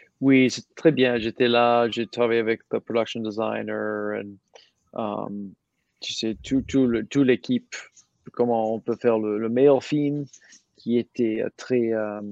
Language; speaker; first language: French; non-native, learner; English